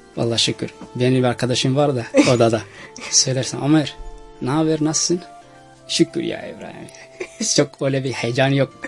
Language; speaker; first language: Turkish; non-native, fluent; Somali